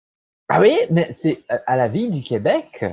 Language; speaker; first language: French; non-native, fluent; Portuguese